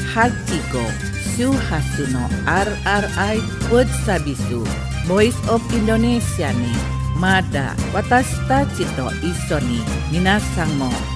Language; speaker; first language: Japanese; non-native, learner; Indonesian